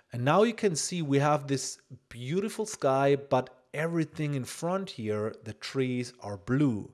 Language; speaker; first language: English; non-native, fluent; German